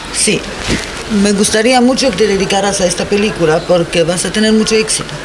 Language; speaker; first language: Spanish; non-native, fluent; Romanian